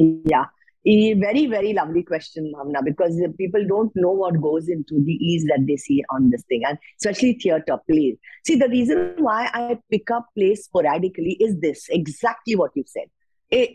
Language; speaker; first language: Hindi; non-native, local second language; Marathi